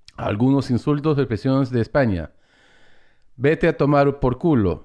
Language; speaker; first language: Spanish; early bilingual, heritage; Spanish